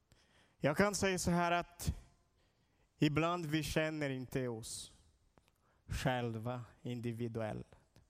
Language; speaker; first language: Swedish; non-native, learner; Portuguese